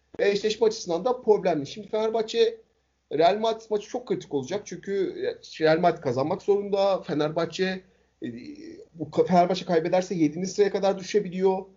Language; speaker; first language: Turkish; native; Turkish